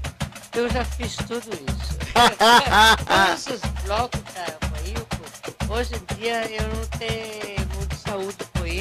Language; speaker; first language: Portuguese; non-native, fluent; Danish